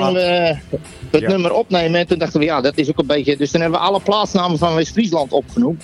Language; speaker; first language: Dutch; native; Dutch